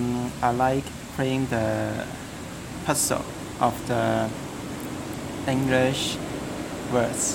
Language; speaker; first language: English; non-native, learner; Cantonese